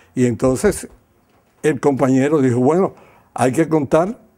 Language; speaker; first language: Spanish; native; Spanish